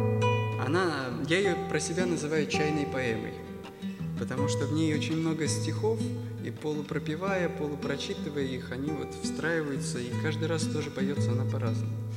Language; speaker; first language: Russian; native; Russian